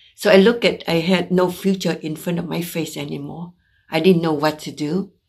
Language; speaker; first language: English; non-native, fluent; Vietnamese